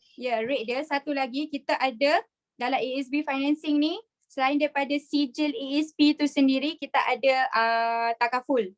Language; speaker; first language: Malay; native; Malay